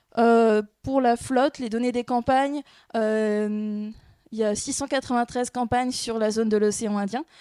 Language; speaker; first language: French; native; French